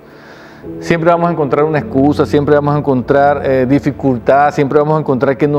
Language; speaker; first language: Spanish; native; Spanish